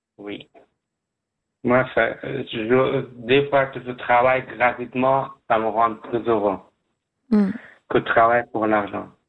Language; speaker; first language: French; non-native, learner; Persian